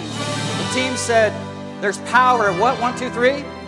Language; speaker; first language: English; native; English